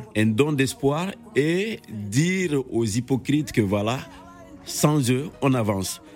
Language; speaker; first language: French; non-native, local second language; Bambara